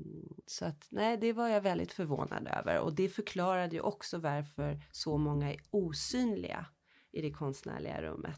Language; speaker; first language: Swedish; early bilingual, heritage; Swedish